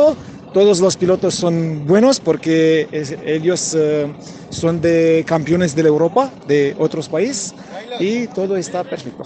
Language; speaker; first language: Spanish; non-native, learner; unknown